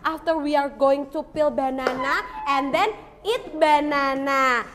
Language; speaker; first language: English; non-native, learner; Indonesian